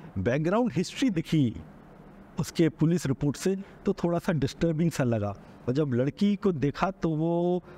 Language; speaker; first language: Hindi; native; Hindi